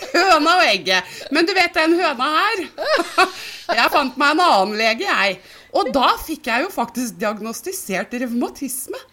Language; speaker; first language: Norwegian; native; Norwegian